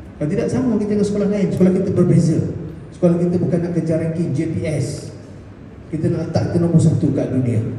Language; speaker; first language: Malay; native; Malay